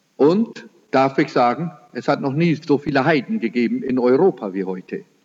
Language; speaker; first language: German; early bilingual, heritage; German